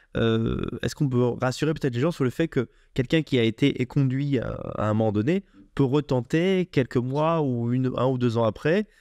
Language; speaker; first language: French; native; French